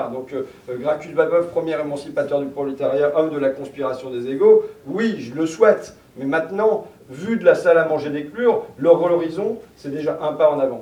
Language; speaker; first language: French; native; French